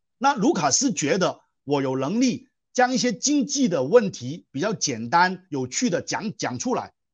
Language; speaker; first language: Chinese; non-native, local second language; Cantonese